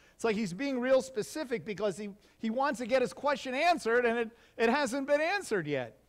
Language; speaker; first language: English; native; English